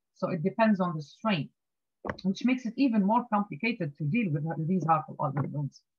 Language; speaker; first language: English; non-native, fluent; Arabic